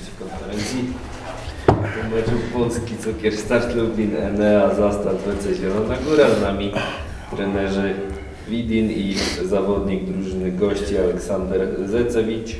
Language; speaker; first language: Polish; native; Polish